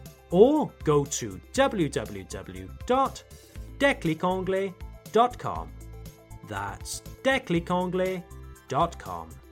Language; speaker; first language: French; non-native, fluent; English